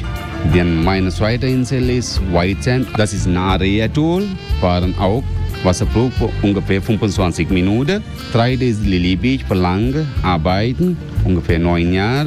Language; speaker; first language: German; non-native, learner; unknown